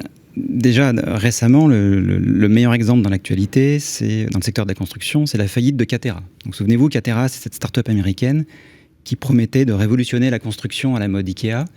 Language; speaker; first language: French; native; French